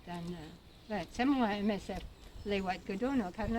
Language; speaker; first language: Indonesian; non-native, fluent; English